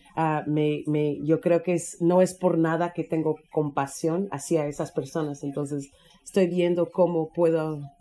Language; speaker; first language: Spanish; non-native, fluent; English